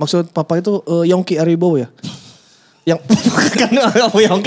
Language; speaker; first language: Indonesian; native; Indonesian